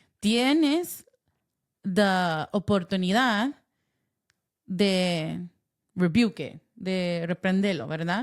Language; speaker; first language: Spanish; early bilingual, heritage; Spanish